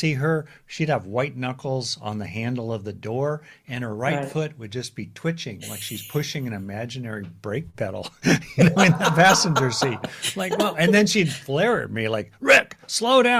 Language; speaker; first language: English; native; English